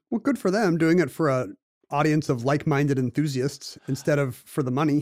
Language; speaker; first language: English; native; English